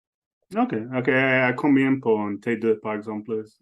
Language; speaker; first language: French; non-native, fluent; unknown